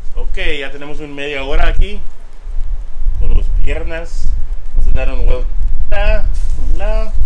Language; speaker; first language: Spanish; early bilingual, heritage; English